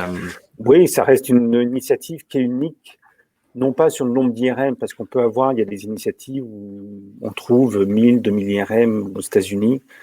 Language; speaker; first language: French; native; French